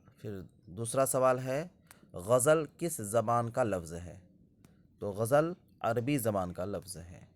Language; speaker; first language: Urdu; native; Urdu